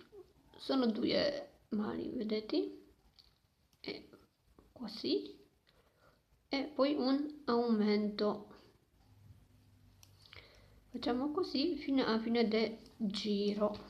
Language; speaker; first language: Italian; non-native, learner; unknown